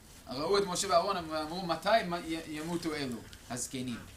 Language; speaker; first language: Hebrew; non-native, fluent; English